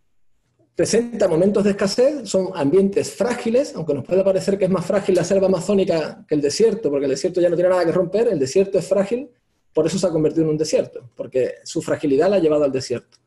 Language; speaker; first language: Spanish; native; Spanish